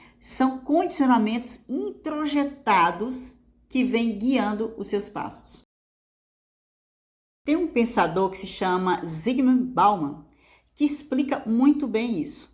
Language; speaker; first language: Portuguese; native; Portuguese